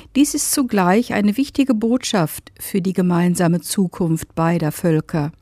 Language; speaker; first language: German; native; German